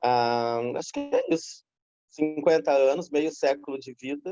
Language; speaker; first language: Portuguese; native; Portuguese